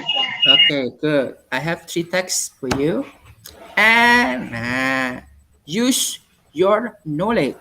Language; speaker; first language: English; non-native, learner; Indonesian